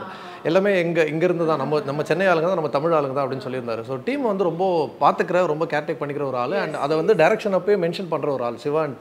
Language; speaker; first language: Tamil; native; Tamil